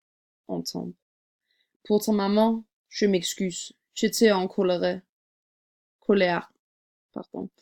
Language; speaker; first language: French; non-native, learner; English